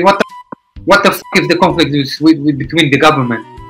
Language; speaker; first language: English; non-native, fluent; Hebrew